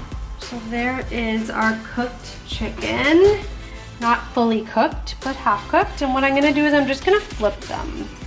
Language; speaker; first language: English; native; English